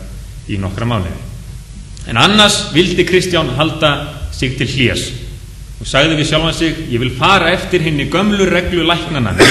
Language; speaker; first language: Icelandic; native; Icelandic